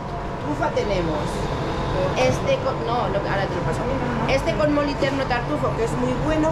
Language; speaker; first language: Spanish; native; Spanish